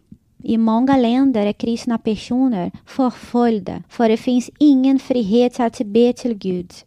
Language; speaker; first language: Swedish; non-native, fluent; Portuguese